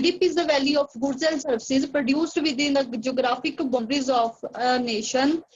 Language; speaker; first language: English; non-native, local second language; Punjabi